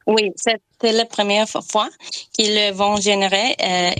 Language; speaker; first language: French; non-native, learner; Spanish